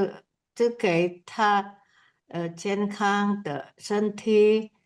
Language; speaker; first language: Chinese; non-native, learner; Indonesian